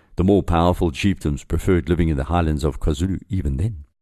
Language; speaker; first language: English; native; English